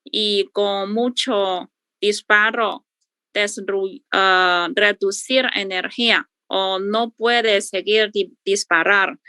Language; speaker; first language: Spanish; non-native, learner; Chinese